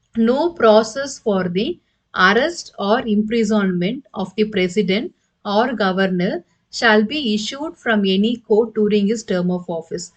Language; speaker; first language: English; non-native, local second language; Tamil